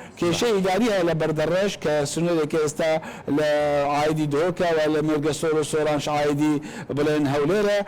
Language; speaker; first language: Central Kurdish; non-native, local second language; Kurdish